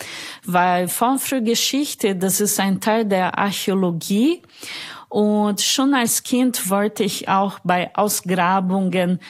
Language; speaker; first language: German; non-native, fluent; Portuguese